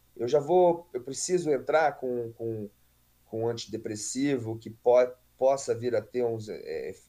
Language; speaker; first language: Portuguese; native; Portuguese